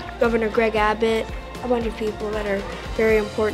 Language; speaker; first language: English; native; English